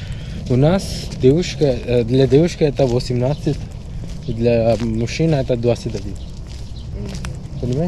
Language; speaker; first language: Russian; non-native, learner; Hindi